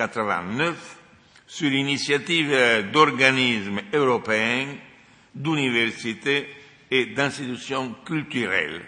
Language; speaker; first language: French; non-native, fluent; Italian